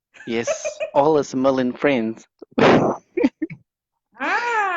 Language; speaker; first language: English; non-native, learner; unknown